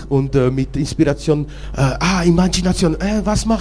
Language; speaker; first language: German; non-native, local second language; French